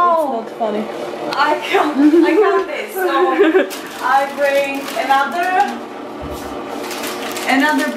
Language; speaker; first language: English; non-native, learner; Czech